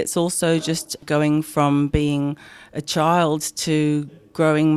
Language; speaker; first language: English; native; English